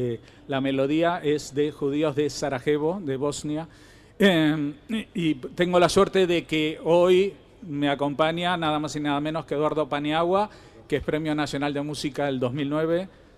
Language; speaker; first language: Spanish; native; Spanish